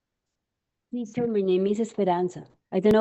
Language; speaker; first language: English; non-native, learner; Spanish